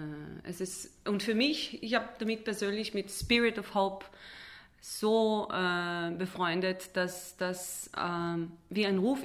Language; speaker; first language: German; non-native, fluent; Hebrew